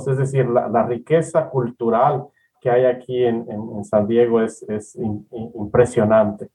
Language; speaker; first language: Spanish; native; Spanish